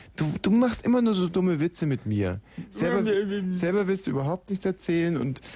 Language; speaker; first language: German; native; German